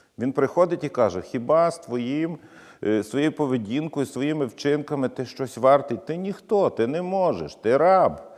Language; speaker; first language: Ukrainian; native; Ukrainian